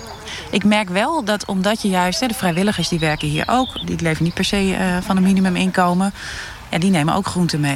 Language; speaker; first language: Dutch; native; Dutch